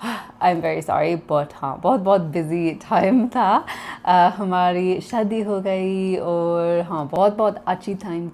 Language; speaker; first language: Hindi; non-native, learner; English